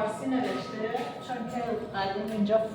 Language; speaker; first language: Persian; native; Persian